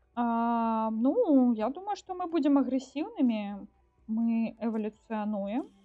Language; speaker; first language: Belarusian; non-native, local second language; Russian